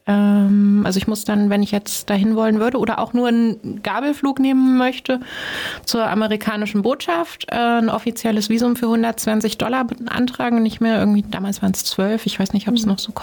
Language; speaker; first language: German; native; German